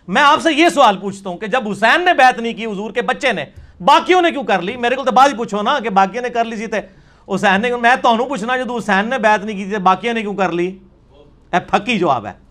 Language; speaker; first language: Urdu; non-native, local second language; Punjabi